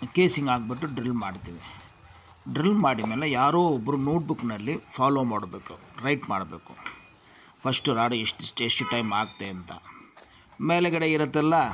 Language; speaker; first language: Kannada; non-native, local second language; Tamil